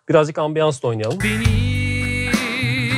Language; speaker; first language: Turkish; native; Turkish